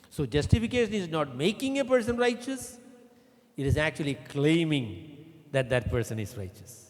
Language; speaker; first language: English; non-native, local second language; Malayalam